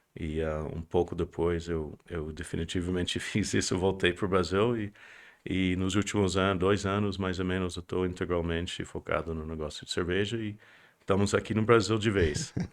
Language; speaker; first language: Portuguese; non-native, fluent; English